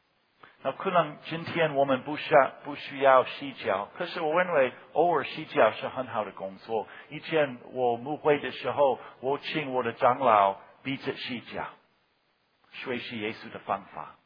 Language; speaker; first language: Chinese; non-native, fluent; English